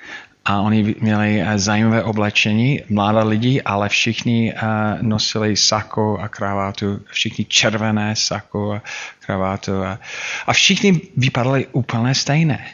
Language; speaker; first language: Czech; non-native, fluent; English